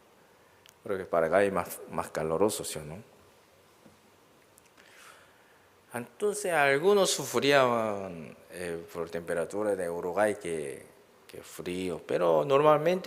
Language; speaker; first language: Spanish; non-native, learner; Korean